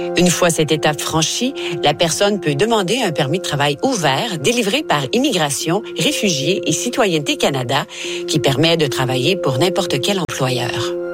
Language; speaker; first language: French; native; French